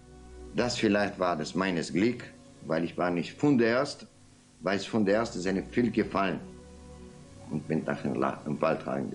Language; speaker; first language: German; non-native, learner; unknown